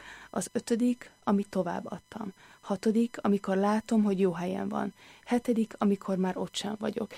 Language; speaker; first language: Hungarian; native; Hungarian